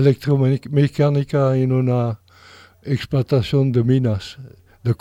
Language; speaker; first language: Spanish; non-native, fluent; French